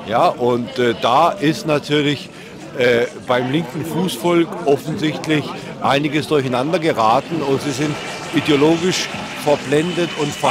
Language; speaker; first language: German; native; German